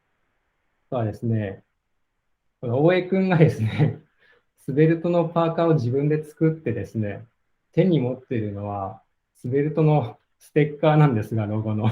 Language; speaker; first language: Japanese; native; Japanese